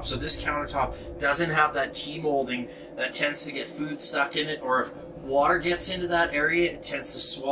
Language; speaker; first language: English; native; English